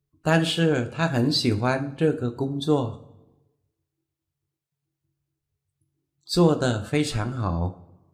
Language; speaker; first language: Chinese; non-native, fluent; Vietnamese